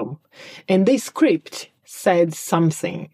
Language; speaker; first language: English; non-native, fluent; Portuguese